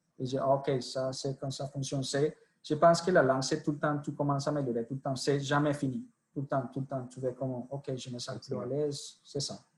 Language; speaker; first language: French; non-native, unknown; Spanish